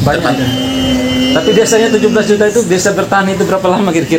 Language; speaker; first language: Indonesian; native; Indonesian